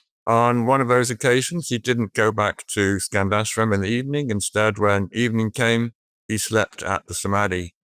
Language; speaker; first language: English; native; English